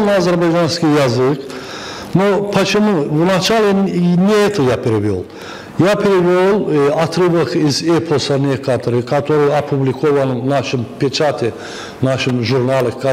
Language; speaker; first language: Russian; non-native, fluent; Azerbaijani